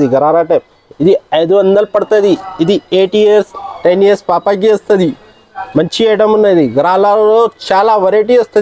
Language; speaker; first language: Telugu; non-native, local second language; Urdu